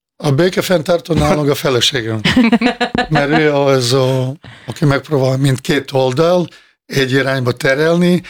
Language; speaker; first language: Hungarian; non-native, fluent; Bosnian